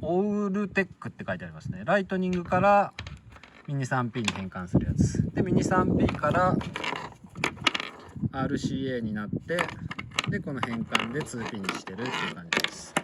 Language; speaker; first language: Japanese; native; Japanese